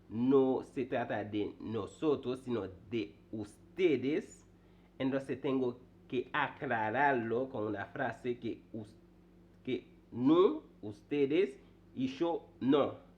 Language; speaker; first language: Spanish; non-native, fluent; Haitian Creole